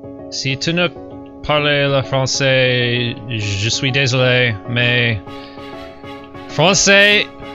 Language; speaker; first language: French; non-native, learner; English